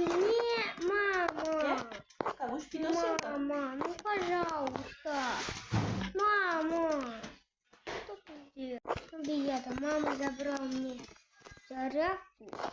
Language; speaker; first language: Russian; non-native, local second language; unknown